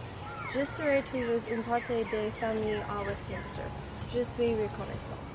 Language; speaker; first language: French; non-native, learner; English